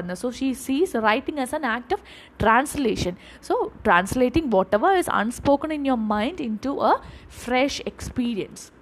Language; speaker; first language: English; non-native, local second language; Malayalam